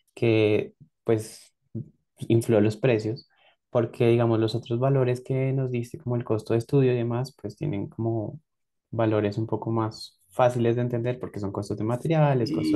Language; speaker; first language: Spanish; native; Spanish